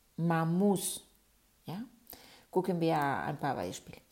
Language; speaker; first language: German; non-native, fluent; Spanish